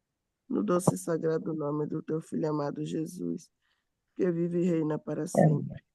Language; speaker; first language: Portuguese; native; Portuguese